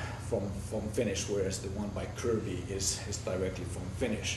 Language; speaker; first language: English; non-native, fluent; Finnish